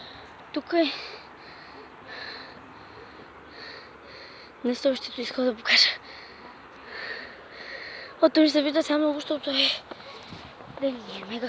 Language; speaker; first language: Bulgarian; native; Bulgarian